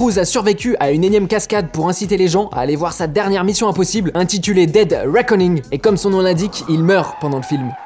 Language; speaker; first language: French; native; French